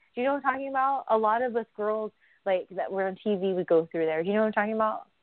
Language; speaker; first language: English; native; English